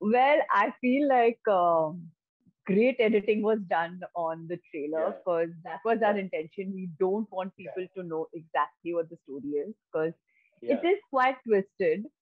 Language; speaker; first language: English; non-native, local second language; Bangla